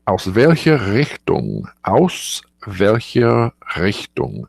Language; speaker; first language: German; non-native, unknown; English